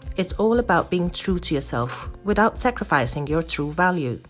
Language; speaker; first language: English; non-native, fluent; Maltese